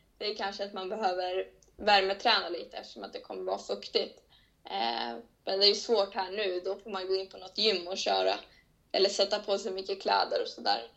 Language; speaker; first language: Swedish; native; Swedish